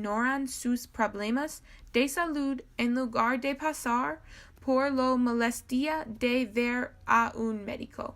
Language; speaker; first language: Spanish; non-native, learner; English